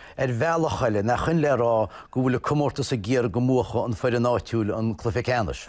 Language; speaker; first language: Irish; native; Irish